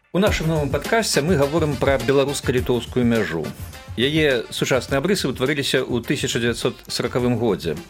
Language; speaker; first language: Belarusian; native; Belarusian